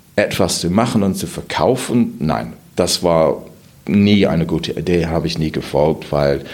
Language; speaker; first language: German; non-native, fluent; English